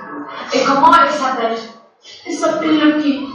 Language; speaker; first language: French; non-native, learner; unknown